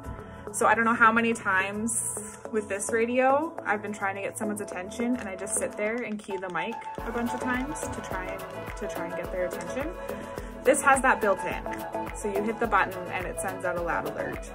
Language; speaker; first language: English; native; English